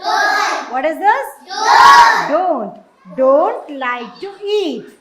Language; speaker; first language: English; non-native, fluent; Tamil